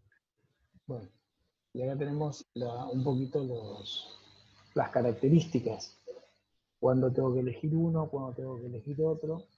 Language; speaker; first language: Spanish; native; Spanish